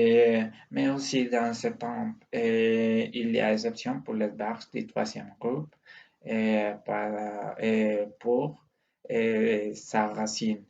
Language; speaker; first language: French; non-native, learner; Spanish